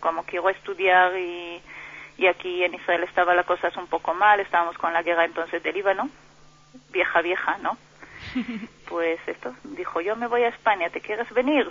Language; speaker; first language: Spanish; non-native, fluent; Hebrew